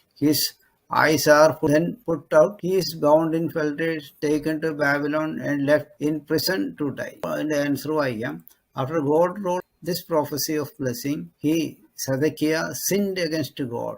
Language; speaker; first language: English; non-native, local second language; Malayalam